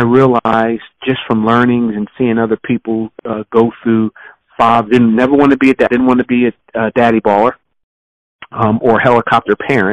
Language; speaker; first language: English; native; English